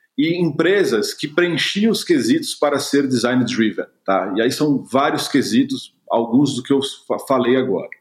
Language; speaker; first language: Portuguese; native; Portuguese